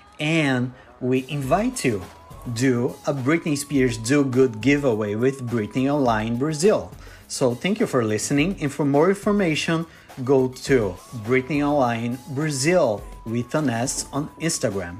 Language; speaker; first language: English; non-native, fluent; Portuguese